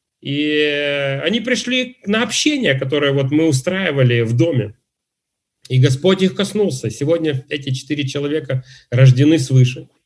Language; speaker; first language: Russian; native; Russian